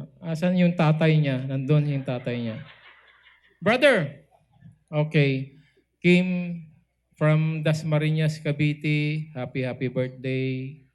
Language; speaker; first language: Filipino; early bilingual, heritage; Filipino